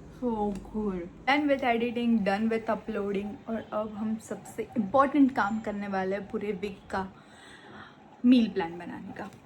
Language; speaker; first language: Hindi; non-native, local second language; Gujarati